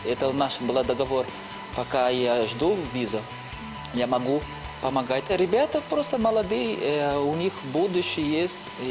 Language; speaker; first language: Russian; non-native, fluent; Portuguese